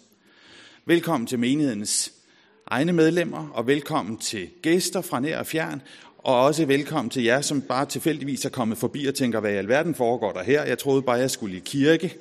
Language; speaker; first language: Danish; native; Danish